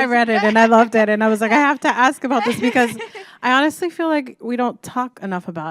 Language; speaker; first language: English; native; English